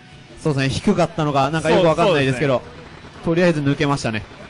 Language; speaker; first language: Japanese; native; Japanese